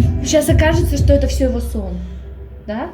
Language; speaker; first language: Russian; native; Russian